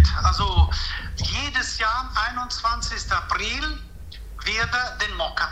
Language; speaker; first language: German; non-native, fluent; Italian